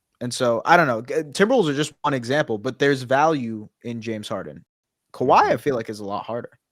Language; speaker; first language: English; native; English